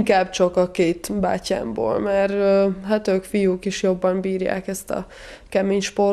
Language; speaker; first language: Hungarian; non-native, fluent; Serbian